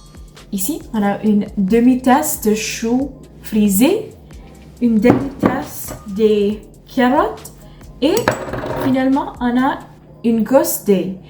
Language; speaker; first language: French; non-native, learner; English